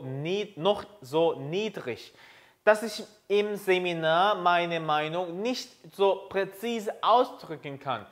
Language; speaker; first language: German; non-native, fluent; Korean